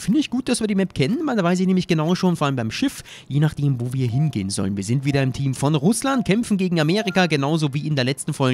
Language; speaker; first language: German; native; German